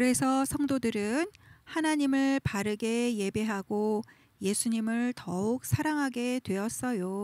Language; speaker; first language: Korean; native; Korean